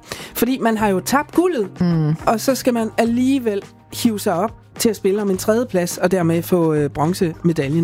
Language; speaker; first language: Danish; native; Danish